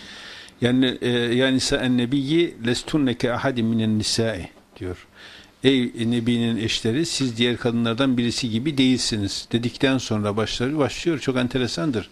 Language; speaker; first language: Turkish; native; Turkish